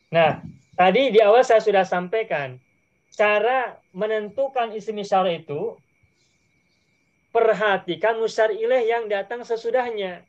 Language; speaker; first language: Indonesian; native; Indonesian